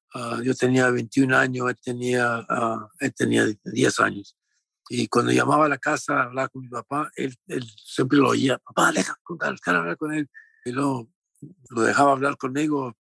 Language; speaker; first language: Spanish; native; Spanish